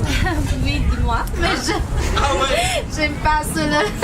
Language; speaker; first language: French; non-native, learner; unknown